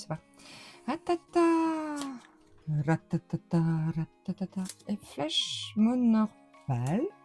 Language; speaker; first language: French; native; French